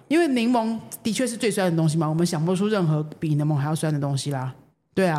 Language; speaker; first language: Spanish; non-native, fluent; Chinese